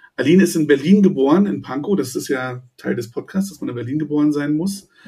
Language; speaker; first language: German; native; German